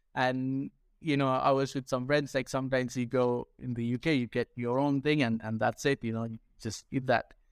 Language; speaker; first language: English; non-native, local second language; Sinhala